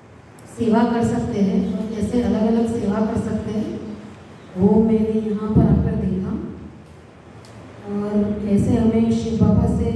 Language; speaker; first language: Hindi; non-native, local second language; Gujarati